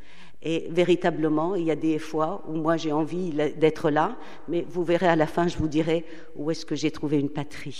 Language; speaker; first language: French; non-native, local second language; Arabic